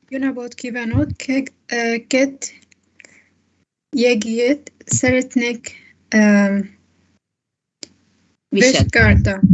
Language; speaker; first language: Hungarian; non-native, learner; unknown